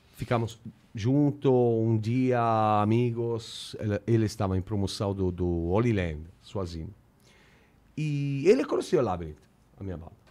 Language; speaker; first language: Portuguese; non-native, fluent; Italian